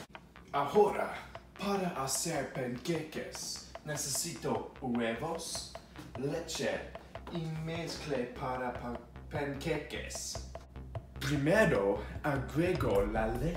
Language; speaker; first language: Spanish; non-native, learner; English